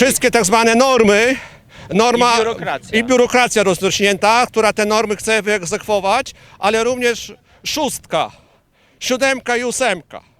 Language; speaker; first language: Polish; native; Polish